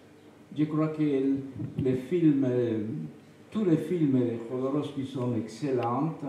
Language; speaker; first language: French; non-native, fluent; Spanish